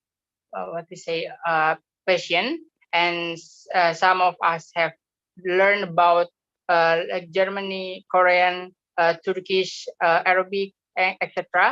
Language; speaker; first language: English; non-native, learner; Indonesian